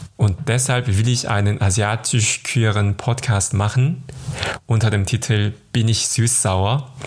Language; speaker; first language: German; non-native, fluent; Korean